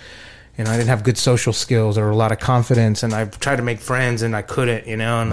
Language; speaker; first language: English; native; English